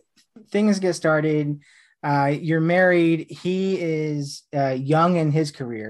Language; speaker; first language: English; native; English